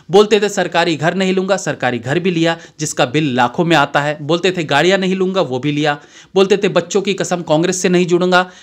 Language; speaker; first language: Hindi; native; Hindi